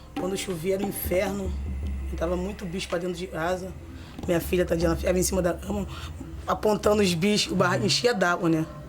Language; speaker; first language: Portuguese; native; Portuguese